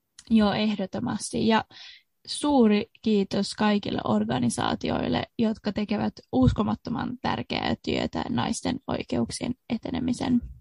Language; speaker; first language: Finnish; non-native, fluent; Swedish